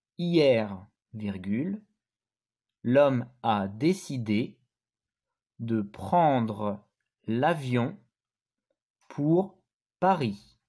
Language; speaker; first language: French; native; French